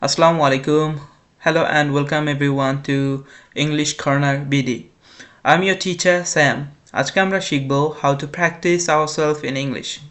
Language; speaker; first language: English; non-native, fluent; Bangla